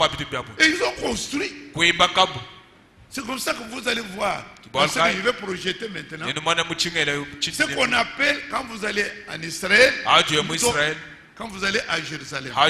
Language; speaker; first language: French; non-native, local second language; Luba-Lulua